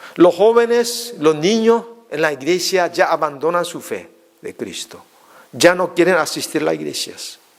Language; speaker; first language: Spanish; non-native, fluent; Korean